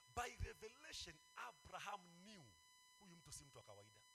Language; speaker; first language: English; non-native, local second language; Swahili